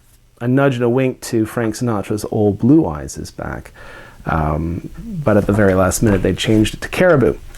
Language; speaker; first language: English; native; English